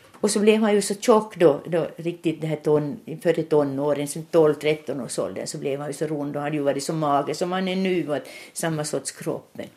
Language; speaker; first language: Swedish; native; Swedish